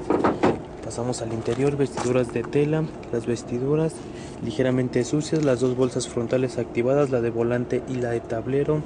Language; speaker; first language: Spanish; native; Spanish